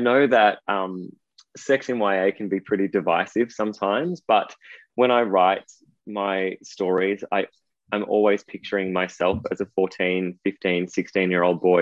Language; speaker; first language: English; native; English